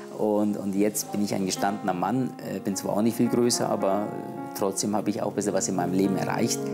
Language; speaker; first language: German; early bilingual, other home language; Turkish